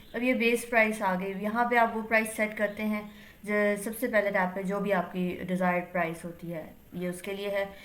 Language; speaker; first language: Urdu; native; Urdu